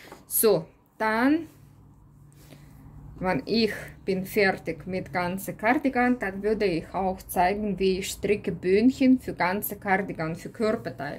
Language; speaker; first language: German; non-native, learner; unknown